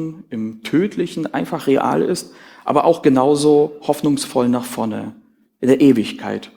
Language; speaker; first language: German; native; German